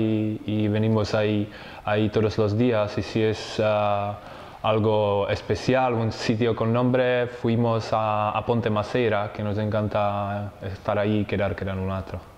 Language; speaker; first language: Spanish; non-native, fluent; Czech